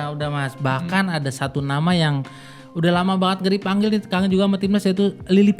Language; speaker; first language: Indonesian; native; Indonesian